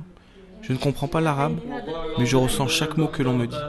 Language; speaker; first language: French; native; French